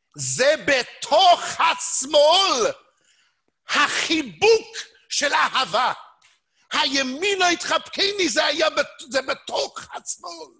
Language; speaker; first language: Hebrew; non-native, fluent; English